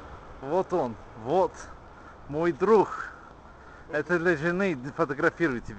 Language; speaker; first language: Russian; non-native, learner; English